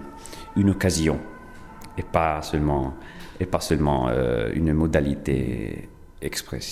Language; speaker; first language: French; non-native, fluent; Italian